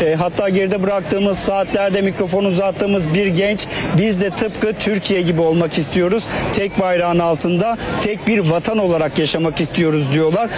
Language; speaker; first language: Turkish; native; Turkish